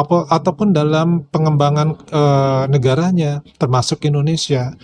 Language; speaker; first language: Indonesian; native; Indonesian